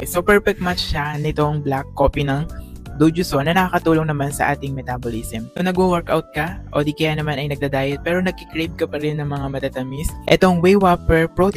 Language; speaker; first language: Filipino; native; Filipino